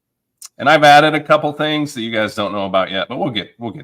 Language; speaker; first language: English; native; English